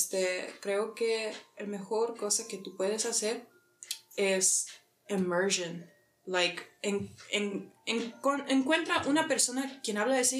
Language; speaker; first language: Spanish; early bilingual, heritage; English